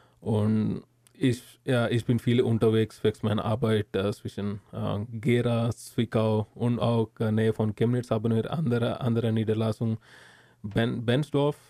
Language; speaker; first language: German; non-native, learner; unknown